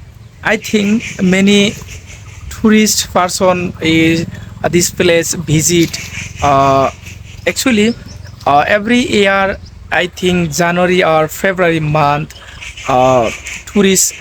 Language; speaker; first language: English; non-native, learner; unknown